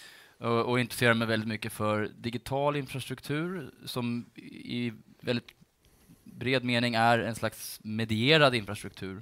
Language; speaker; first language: Swedish; native; Swedish